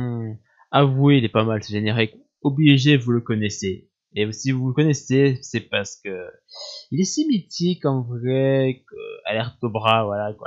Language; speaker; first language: French; native; French